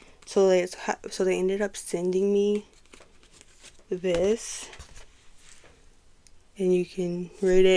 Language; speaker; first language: English; native; English